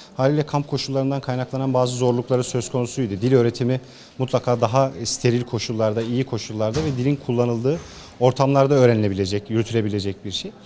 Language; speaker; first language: Turkish; native; Turkish